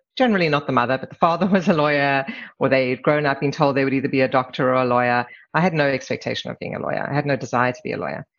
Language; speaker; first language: English; native; English